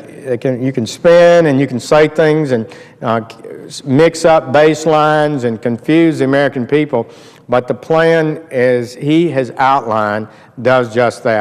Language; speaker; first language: English; native; English